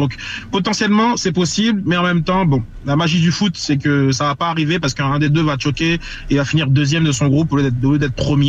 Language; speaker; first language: French; native; French